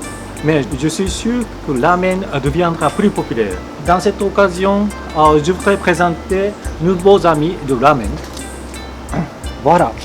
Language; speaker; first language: French; non-native, fluent; Japanese